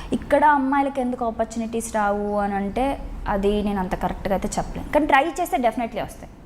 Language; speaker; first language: Telugu; native; Telugu